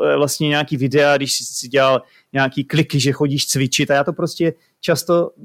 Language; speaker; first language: Czech; native; Czech